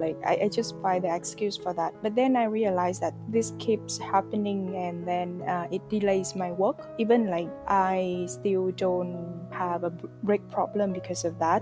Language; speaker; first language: English; non-native, fluent; Vietnamese